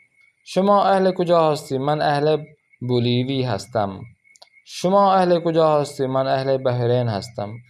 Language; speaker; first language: Persian; non-native, fluent; Urdu